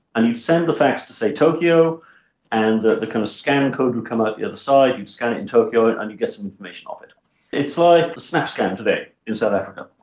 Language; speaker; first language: English; native; English